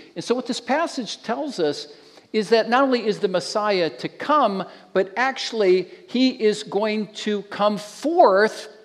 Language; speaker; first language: English; native; English